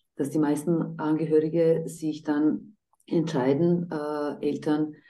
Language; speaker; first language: German; non-native, fluent; Croatian